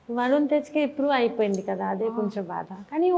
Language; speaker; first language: Telugu; non-native, fluent; Bangla